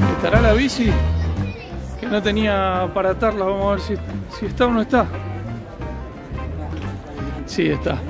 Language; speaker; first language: Spanish; native; Spanish